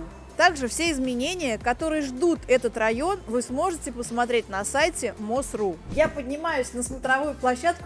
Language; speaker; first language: Russian; native; Russian